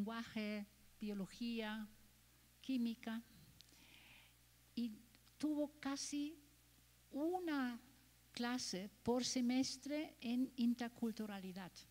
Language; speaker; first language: Spanish; non-native, fluent; German